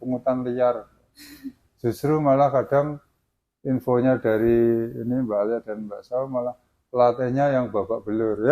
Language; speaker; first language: Indonesian; native; Indonesian